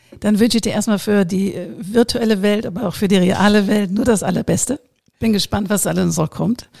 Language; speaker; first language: German; native; German